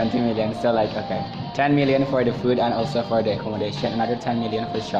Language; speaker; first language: English; non-native, fluent; Indonesian